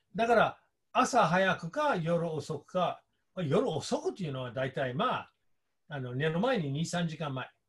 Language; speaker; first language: Japanese; non-native, fluent; English